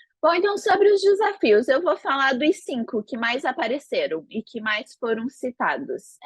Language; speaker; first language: Portuguese; native; Portuguese